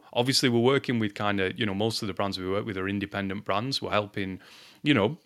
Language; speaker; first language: English; native; English